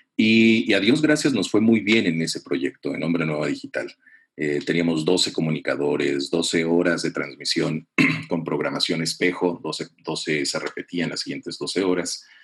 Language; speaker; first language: Spanish; native; Spanish